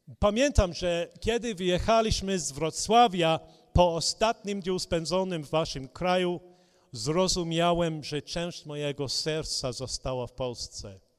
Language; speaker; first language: Polish; non-native, fluent; English